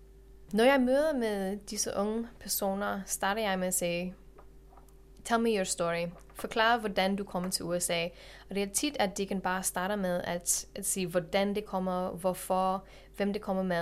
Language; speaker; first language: Danish; non-native, fluent; English